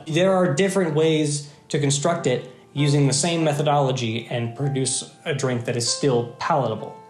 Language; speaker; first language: English; native; English